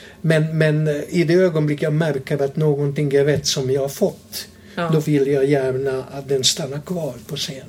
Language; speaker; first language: Swedish; non-native, fluent; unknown